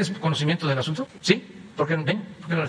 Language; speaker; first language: Spanish; native; Spanish